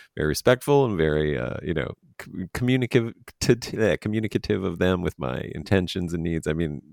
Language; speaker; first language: English; native; English